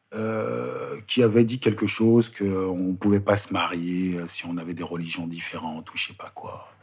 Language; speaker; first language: French; native; French